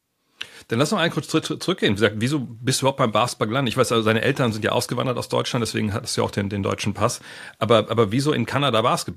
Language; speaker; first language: German; native; German